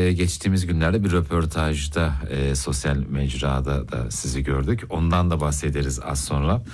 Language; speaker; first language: Turkish; native; Turkish